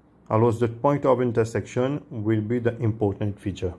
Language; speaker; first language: English; non-native, local second language; Morisyen